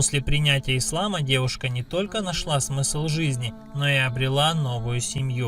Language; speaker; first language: Russian; native; Russian